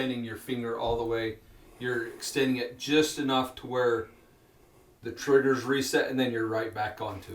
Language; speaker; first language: English; native; English